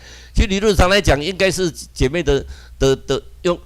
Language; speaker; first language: Chinese; native; Chinese